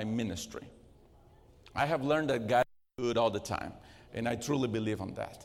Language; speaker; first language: English; non-native, fluent; Portuguese